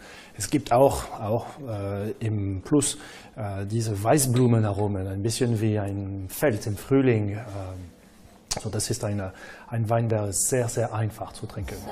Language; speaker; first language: German; non-native, fluent; French